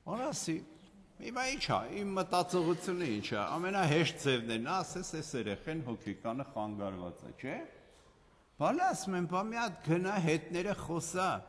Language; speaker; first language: Armenian; native; Armenian